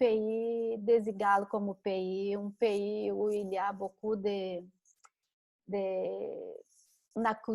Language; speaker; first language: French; non-native, learner; Portuguese